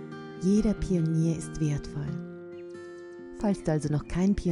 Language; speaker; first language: German; native; German